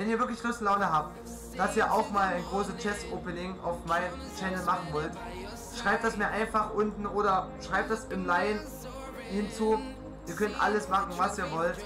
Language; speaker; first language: German; native; German